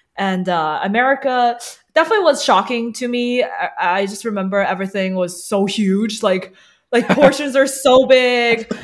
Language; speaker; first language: English; early bilingual, other home language; Chinese